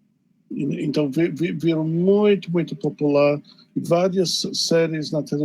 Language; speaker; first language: Portuguese; non-native, fluent; English